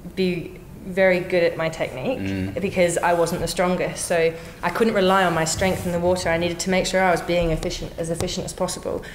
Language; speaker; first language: English; native; English